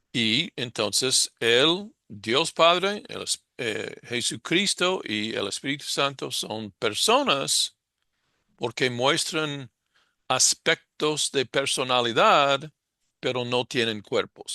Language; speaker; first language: Spanish; non-native, fluent; English